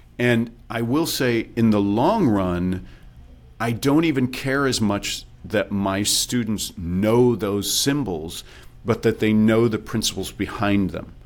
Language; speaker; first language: English; native; English